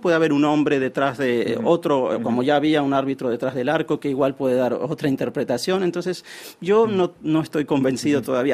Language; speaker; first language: Spanish; native; Spanish